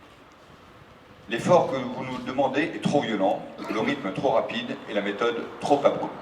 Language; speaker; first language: French; native; French